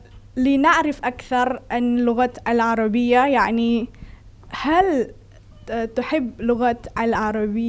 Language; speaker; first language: Arabic; non-native, fluent; Indonesian